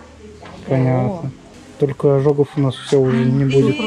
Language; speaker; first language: Russian; native; Russian